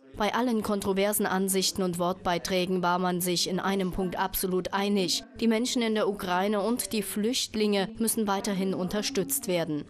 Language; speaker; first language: German; native; German